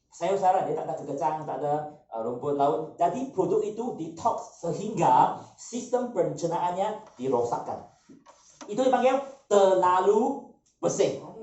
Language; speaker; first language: Malay; non-native, local second language; Chinese